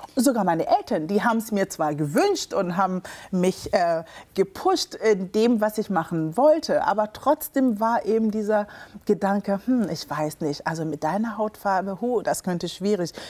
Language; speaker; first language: German; early bilingual, other home language; Akan